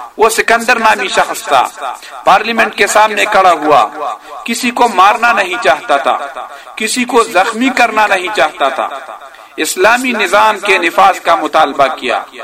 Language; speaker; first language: Urdu; non-native, local second language; Pashto